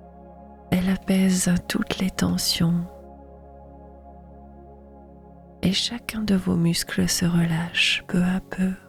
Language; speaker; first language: French; native; French